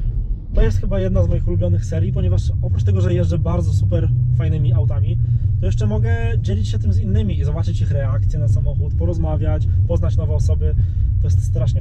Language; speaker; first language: Polish; native; Polish